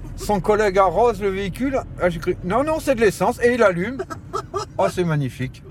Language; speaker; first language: French; non-native, fluent; Spanish